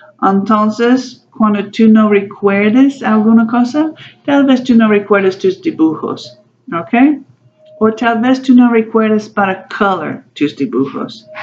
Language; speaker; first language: Spanish; non-native, learner; English